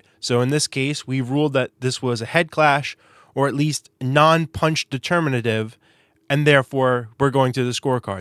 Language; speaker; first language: English; native; English